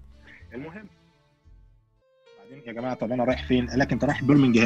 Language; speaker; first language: Arabic; native; Arabic